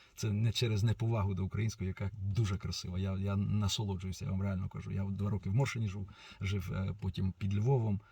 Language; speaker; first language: Ukrainian; non-native, local second language; Russian